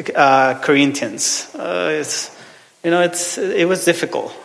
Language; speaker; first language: English; non-native, fluent; Spanish